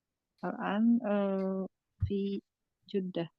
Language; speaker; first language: Arabic; non-native, learner; Indonesian